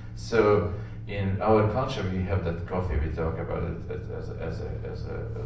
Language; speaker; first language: English; non-native, fluent; Serbian